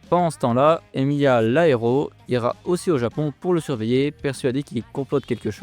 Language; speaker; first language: French; native; French